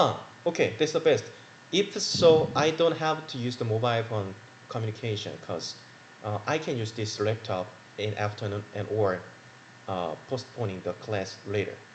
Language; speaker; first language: English; non-native, learner; Korean